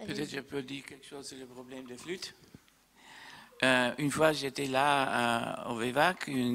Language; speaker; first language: French; non-native, fluent; German